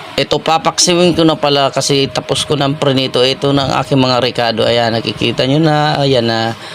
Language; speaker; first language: Filipino; non-native, local second language; Bikol